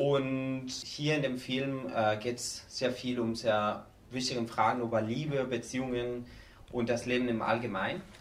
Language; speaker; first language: German; non-native, learner; Spanish